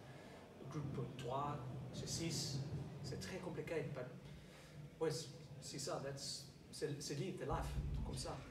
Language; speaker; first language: French; non-native, learner; English